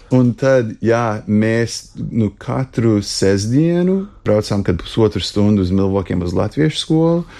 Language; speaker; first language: Latvian; early bilingual, heritage; Latvian